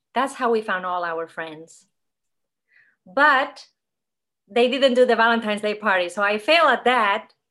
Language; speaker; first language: English; non-native, fluent; Catalan